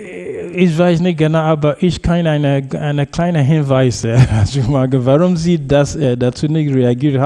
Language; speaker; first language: German; non-native, fluent; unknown